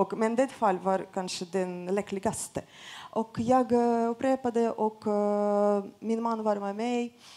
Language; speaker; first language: Swedish; non-native, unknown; Russian